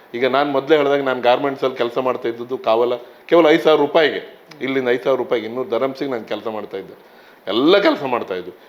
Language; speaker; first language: Kannada; native; Kannada